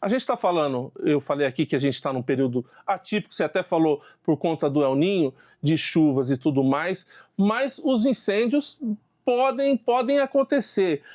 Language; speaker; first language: Portuguese; native; Portuguese